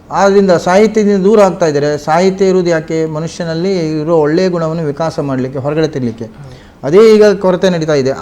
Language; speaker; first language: Kannada; non-native, local second language; Konkani